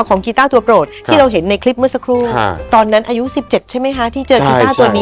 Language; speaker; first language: Thai; native; Thai